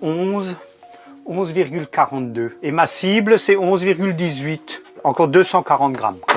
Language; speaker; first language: French; native; French